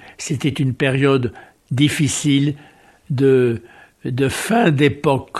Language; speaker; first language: French; native; French